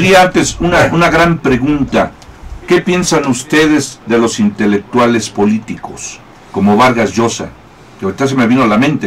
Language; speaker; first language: Spanish; native; Spanish